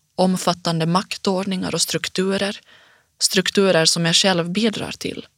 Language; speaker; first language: Swedish; native; Swedish